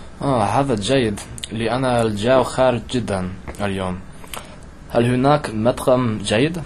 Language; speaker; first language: Arabic; non-native, learner; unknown